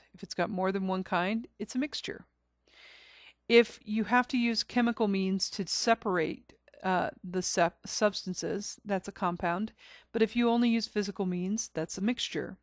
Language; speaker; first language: English; native; English